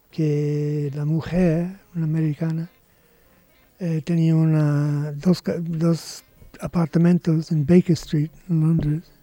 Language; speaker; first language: Spanish; non-native, learner; English